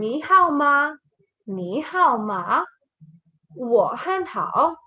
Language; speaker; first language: Chinese; non-native, fluent; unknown